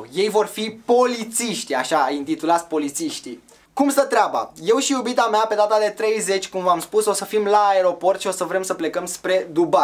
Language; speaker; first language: Romanian; native; Romanian